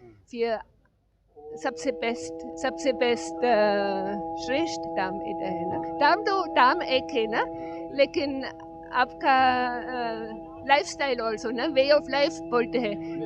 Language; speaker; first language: Hindi; non-native, learner; German